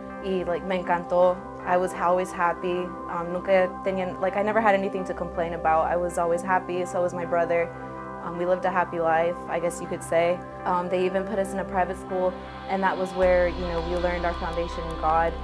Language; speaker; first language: English; early bilingual, other home language; Spanish